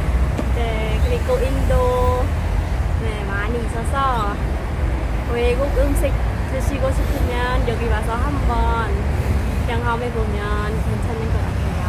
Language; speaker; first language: Korean; non-native, fluent; Khmer